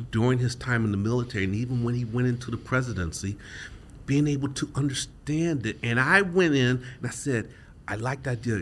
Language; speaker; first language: English; native; English